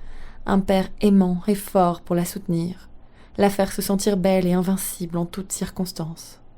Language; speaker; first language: French; native; French